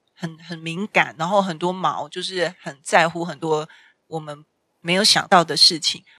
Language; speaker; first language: Chinese; native; Chinese